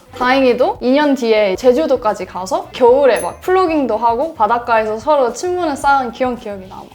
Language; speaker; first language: Korean; early bilingual, heritage; Korean